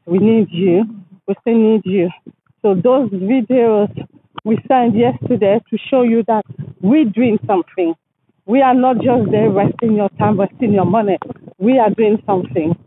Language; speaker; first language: English; non-native, fluent; French